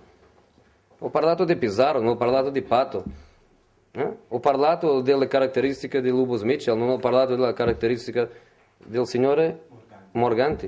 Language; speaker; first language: Italian; non-native, fluent; Portuguese